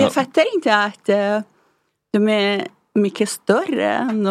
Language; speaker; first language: Swedish; non-native, fluent; Persian